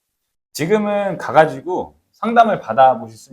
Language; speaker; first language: Korean; native; Korean